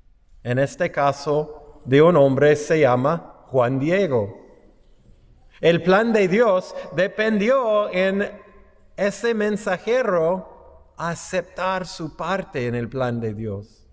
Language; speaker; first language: Spanish; non-native, fluent; English